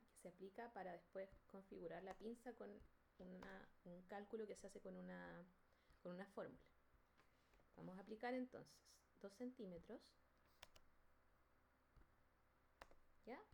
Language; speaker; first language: Spanish; native; Spanish